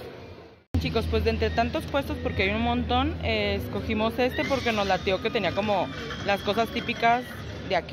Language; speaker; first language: Spanish; native; Spanish